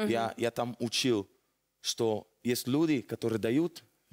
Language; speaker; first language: Russian; non-native, learner; Italian